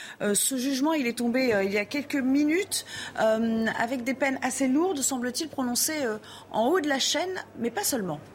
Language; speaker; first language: French; native; French